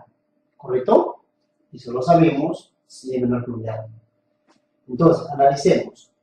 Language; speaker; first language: Spanish; native; Spanish